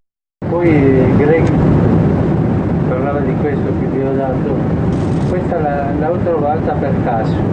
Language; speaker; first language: Italian; early bilingual, heritage; Spanish